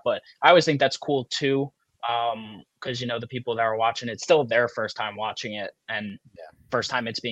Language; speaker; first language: English; native; English